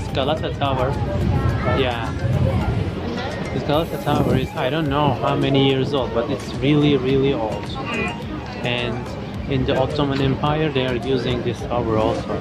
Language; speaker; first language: English; non-native, fluent; Turkish